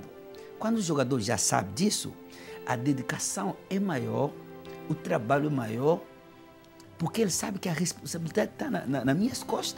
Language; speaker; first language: Portuguese; non-native, fluent; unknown